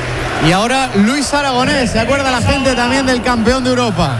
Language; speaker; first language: Spanish; native; Spanish